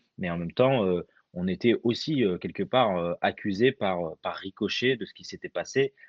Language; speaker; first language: French; early bilingual, other home language; Arabic